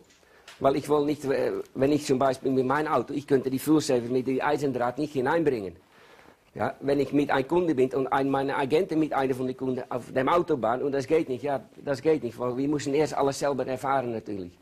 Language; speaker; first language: German; non-native, learner; Dutch